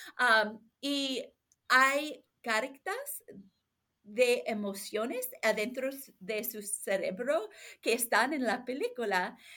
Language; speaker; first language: Spanish; non-native, learner; English